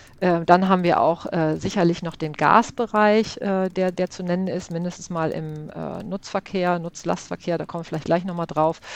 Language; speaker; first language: German; native; German